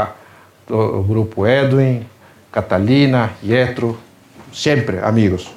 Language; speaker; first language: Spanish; non-native, learner; Portuguese